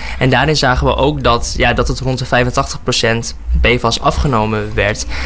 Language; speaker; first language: Dutch; early bilingual, other home language; Burmese